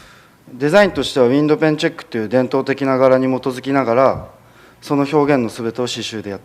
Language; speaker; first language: Japanese; native; Japanese